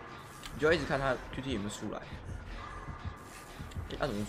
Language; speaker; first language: Chinese; native; Chinese